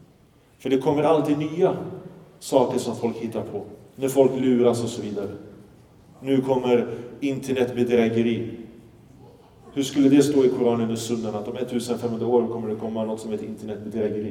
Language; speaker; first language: Swedish; early bilingual, other home language; Arabic